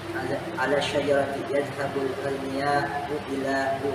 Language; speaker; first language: Arabic; non-native, learner; Indonesian